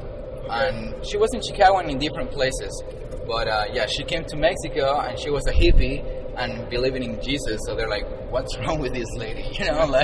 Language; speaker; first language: English; non-native, fluent; Spanish